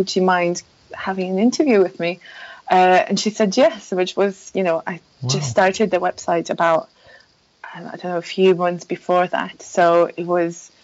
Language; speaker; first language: English; non-native, fluent; Polish